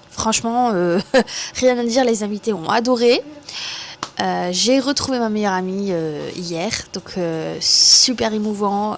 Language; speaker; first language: French; native; French